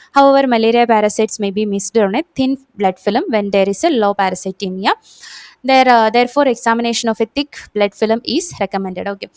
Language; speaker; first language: English; non-native, local second language; Malayalam